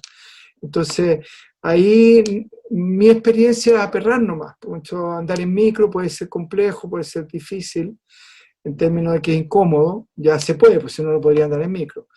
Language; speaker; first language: Spanish; native; Spanish